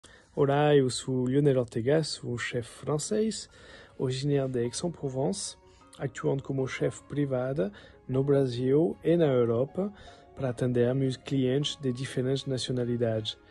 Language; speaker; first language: French; non-native, learner; Portuguese